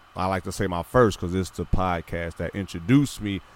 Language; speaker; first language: English; native; English